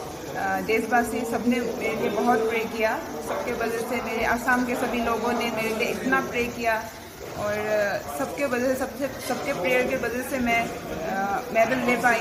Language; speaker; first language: Hindi; non-native, local second language; Assamese